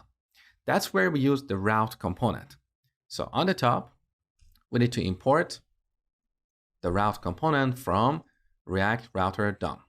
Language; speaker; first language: English; native; English